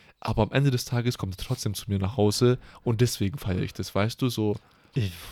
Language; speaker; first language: German; native; German